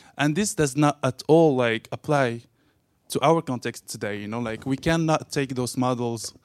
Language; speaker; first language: English; non-native, fluent; Arabic